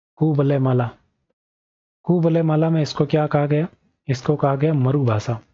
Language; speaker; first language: Hindi; native; Hindi